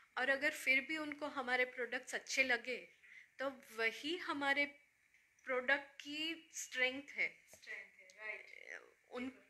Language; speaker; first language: Hindi; native; Hindi